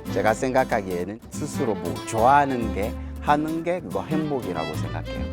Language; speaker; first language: Korean; non-native, fluent; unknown